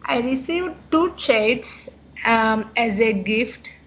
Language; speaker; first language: English; non-native, local second language; Telugu